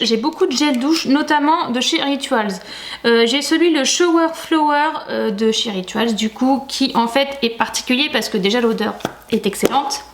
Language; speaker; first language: French; native; French